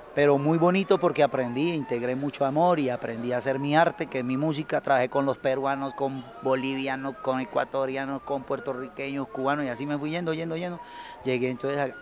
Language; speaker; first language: Spanish; native; Spanish